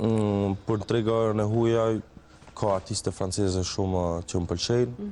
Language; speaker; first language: Albanian; early bilingual, heritage; Albanian